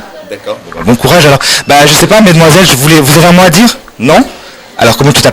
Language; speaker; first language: French; non-native, fluent; Arabic